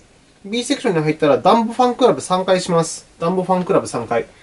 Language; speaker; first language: Japanese; native; Japanese